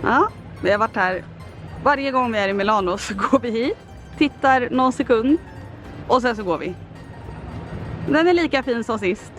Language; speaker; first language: Swedish; native; Swedish